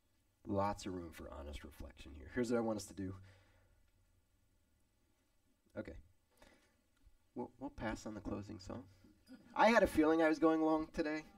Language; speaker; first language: English; native; English